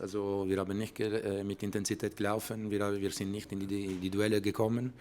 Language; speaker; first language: German; non-native, fluent; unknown